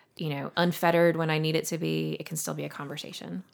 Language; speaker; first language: English; native; English